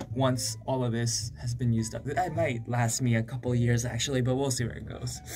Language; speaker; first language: English; early bilingual, other home language; Korean